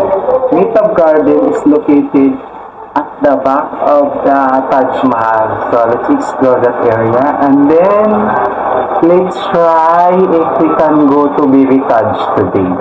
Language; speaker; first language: English; non-native, fluent; Filipino